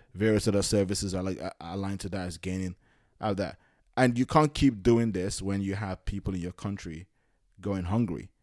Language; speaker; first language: English; native; English